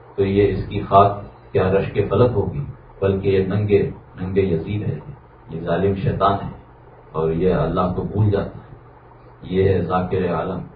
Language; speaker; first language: Urdu; native; Urdu